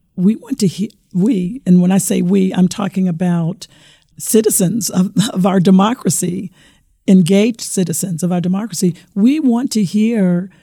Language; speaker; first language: English; native; English